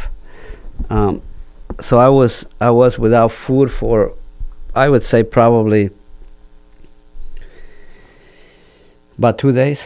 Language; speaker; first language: English; non-native, fluent; Spanish